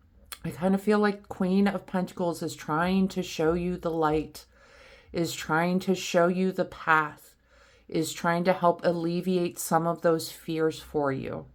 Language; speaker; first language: English; native; English